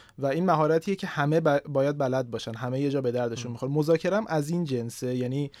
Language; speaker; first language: Persian; native; Persian